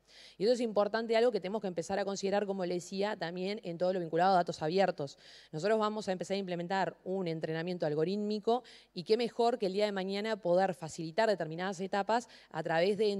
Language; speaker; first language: Spanish; native; Spanish